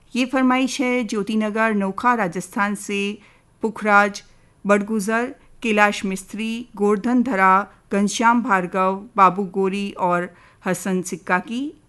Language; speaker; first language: Hindi; native; Hindi